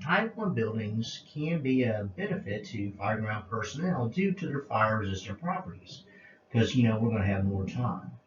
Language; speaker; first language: English; native; English